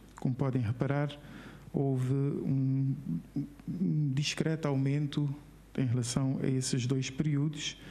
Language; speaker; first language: Portuguese; non-native, local second language; Kabuverdianu